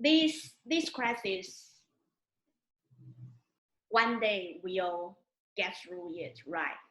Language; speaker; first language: English; non-native, learner; Chinese